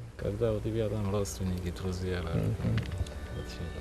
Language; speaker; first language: Russian; non-native, fluent; Georgian